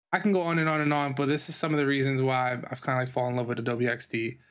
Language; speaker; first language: English; native; English